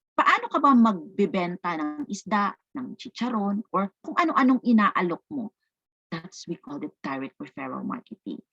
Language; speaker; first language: Filipino; non-native, local second language; Cebuano